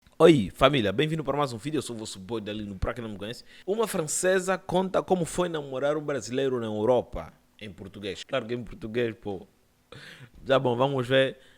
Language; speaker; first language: Portuguese; native; Portuguese